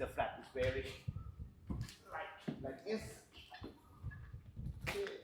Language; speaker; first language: English; non-native, learner; Thai